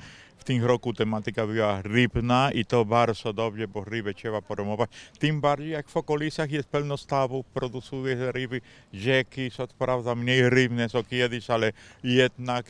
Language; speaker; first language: Polish; non-native, fluent; Spanish